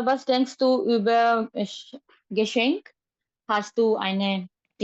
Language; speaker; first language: German; non-native, learner; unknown